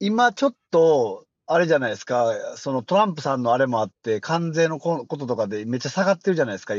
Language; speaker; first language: Japanese; native; Japanese